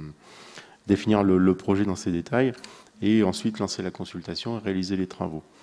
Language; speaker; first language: French; native; French